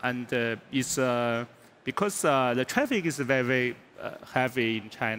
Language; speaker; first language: English; non-native, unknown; Chinese